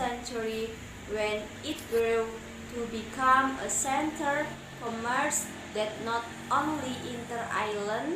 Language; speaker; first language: English; non-native, learner; Indonesian